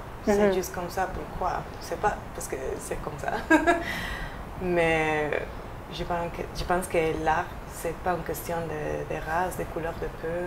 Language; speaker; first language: French; non-native, fluent; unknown